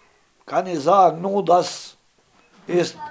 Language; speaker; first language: German; non-native, learner; Romany